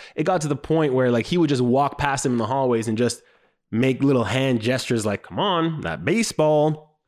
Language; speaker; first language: English; native; English